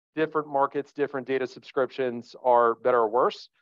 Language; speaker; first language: English; native; English